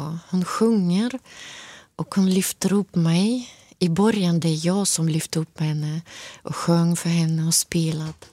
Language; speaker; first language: Swedish; non-native, fluent; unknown